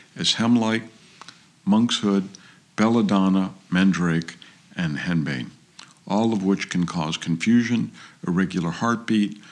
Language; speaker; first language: English; native; English